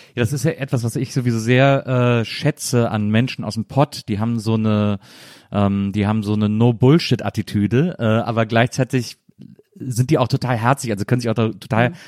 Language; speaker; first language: German; native; German